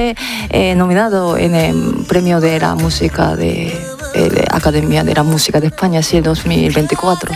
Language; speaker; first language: Spanish; non-native, fluent; Japanese